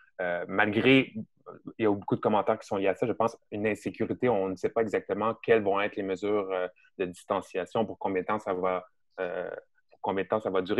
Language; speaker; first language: French; native; French